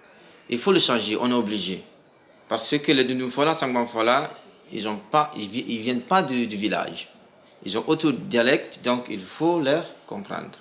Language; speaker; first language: French; non-native, local second language; Mandingo